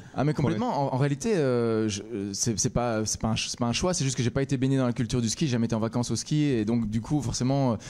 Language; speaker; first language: French; native; French